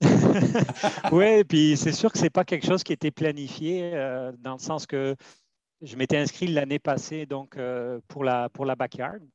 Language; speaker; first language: French; native; French